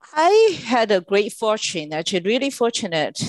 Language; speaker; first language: English; non-native, fluent; Chinese